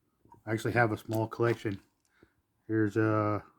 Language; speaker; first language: English; native; English